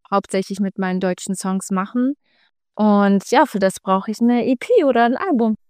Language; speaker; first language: German; non-native, fluent; Swiss German